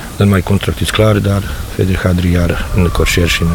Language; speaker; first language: Dutch; non-native, learner; Bosnian